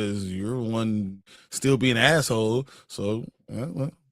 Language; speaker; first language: English; native; English